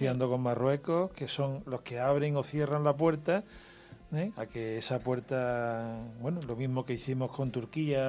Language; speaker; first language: Spanish; native; Spanish